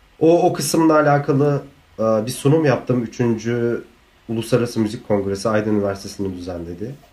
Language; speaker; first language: Turkish; native; Turkish